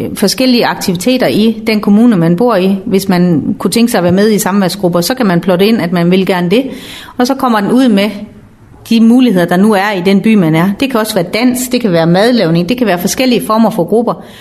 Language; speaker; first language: Danish; native; Danish